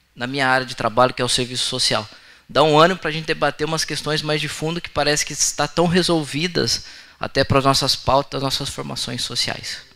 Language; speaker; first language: Portuguese; native; Portuguese